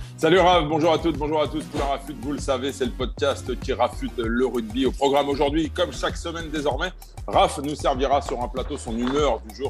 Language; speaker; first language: French; native; French